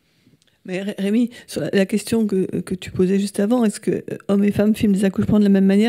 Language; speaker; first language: French; native; French